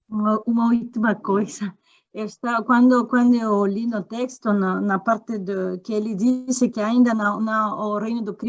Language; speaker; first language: Portuguese; non-native, fluent; Spanish